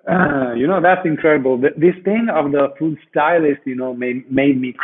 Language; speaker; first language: English; non-native, fluent; Italian